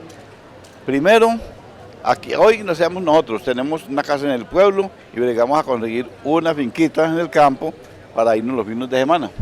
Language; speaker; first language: Spanish; native; Spanish